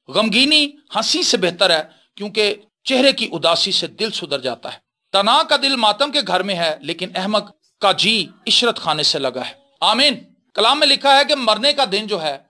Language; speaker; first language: Urdu; non-native, local second language; Punjabi